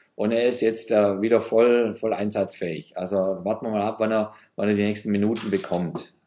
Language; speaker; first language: German; native; German